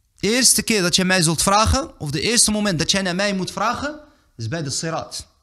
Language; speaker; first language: Dutch; early bilingual, other home language; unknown